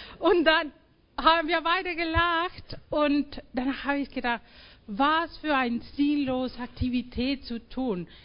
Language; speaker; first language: German; non-native, fluent; Spanish